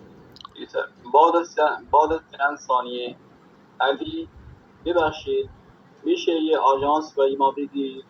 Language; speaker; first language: Persian; non-native, learner; Urdu